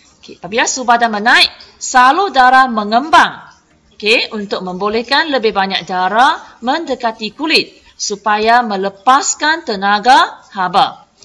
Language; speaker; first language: Malay; non-native, local second language; Chinese